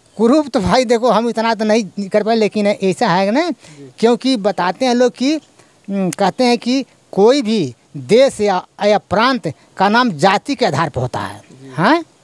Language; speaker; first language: Hindi; native; Hindi